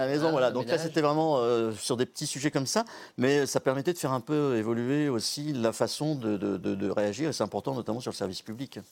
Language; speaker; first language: French; native; French